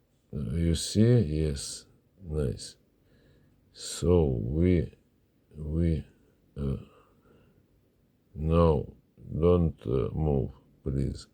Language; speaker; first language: English; non-native, learner; Russian